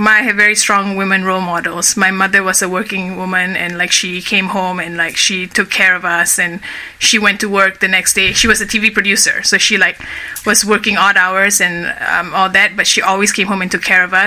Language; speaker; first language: English; native; English